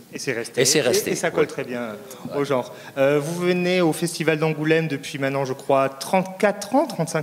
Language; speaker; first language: French; native; French